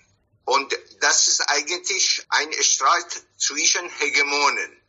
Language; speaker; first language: German; non-native, fluent; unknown